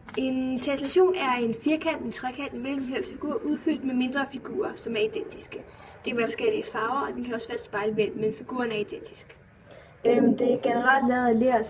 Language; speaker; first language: Danish; native; Danish